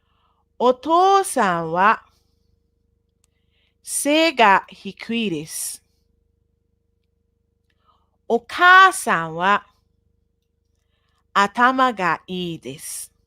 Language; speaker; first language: Japanese; non-native, fluent; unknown